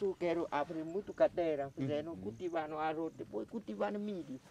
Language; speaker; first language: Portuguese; non-native, learner; Vietnamese